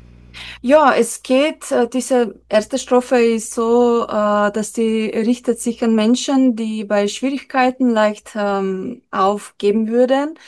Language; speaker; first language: German; non-native, learner; Slovenian